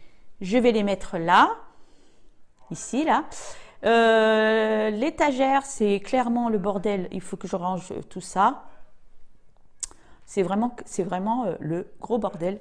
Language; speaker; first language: French; native; French